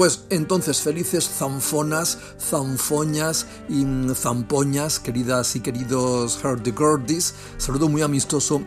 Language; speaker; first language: Spanish; native; Spanish